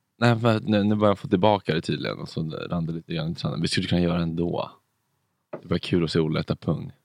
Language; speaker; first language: Swedish; native; Swedish